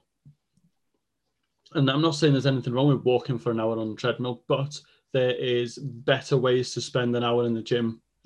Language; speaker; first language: English; non-native, local second language; Welsh